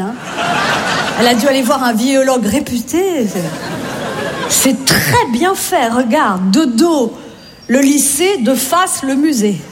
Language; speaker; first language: French; native; French